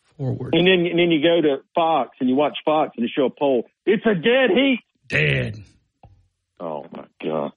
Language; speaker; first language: English; native; English